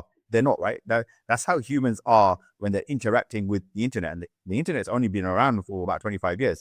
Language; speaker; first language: English; native; English